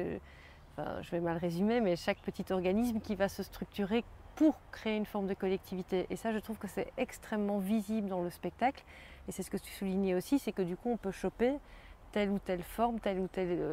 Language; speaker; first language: French; native; French